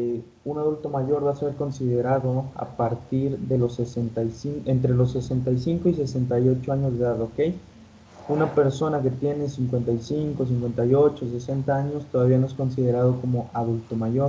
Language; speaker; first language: Spanish; native; Spanish